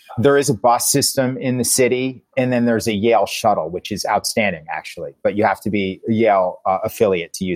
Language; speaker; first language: English; native; English